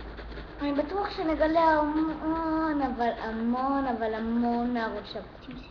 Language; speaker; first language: Hebrew; early bilingual, other home language; Russian